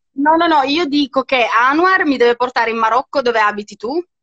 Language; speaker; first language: Italian; native; Italian